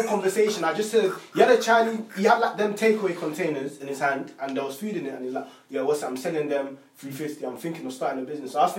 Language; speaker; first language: English; native; English